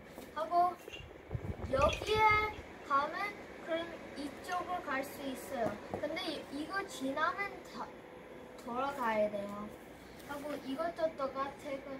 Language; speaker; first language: Korean; early bilingual, heritage; Korean